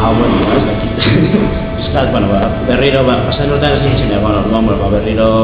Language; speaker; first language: Basque; non-native, local second language; Spanish